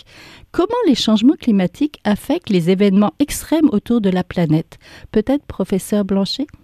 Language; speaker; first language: French; native; French